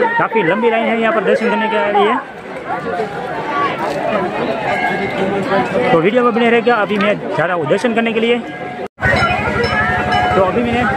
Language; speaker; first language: Hindi; non-native, local second language; Gujarati